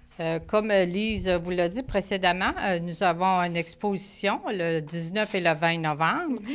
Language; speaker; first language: French; native; French